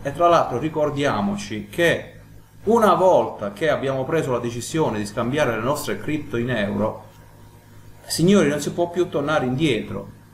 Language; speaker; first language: Italian; native; Italian